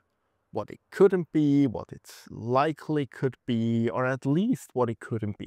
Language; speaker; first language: English; non-native, fluent; German